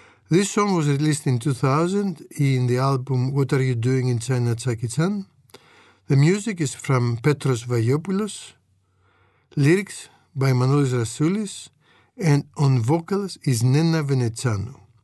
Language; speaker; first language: English; non-native, fluent; Greek